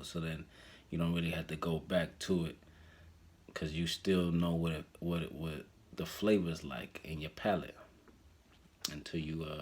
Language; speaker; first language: English; native; English